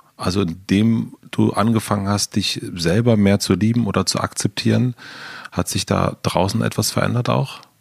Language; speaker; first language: German; native; German